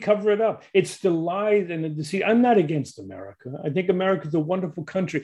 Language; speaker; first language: English; native; English